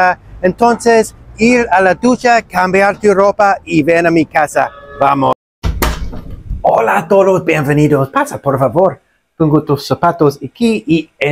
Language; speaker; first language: Spanish; non-native, learner; English